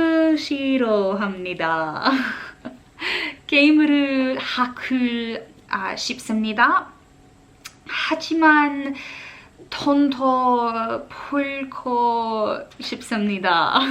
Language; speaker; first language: Korean; non-native, learner; English